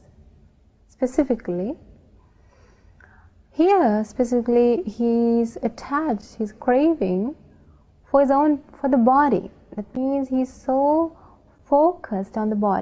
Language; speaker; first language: English; non-native, local second language; Sinhala